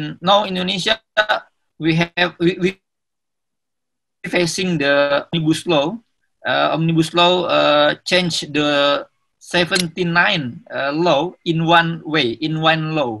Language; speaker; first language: English; non-native, learner; Indonesian